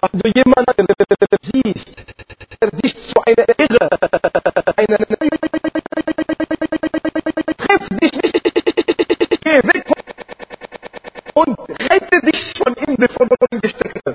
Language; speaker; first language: German; non-native, fluent; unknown